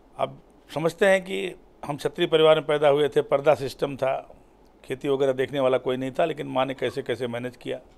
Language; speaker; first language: Hindi; native; Hindi